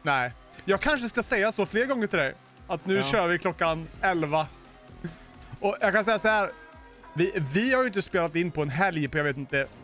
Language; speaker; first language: Swedish; native; Swedish